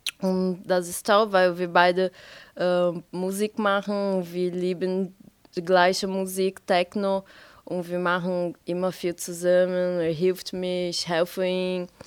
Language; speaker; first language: German; non-native, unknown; Portuguese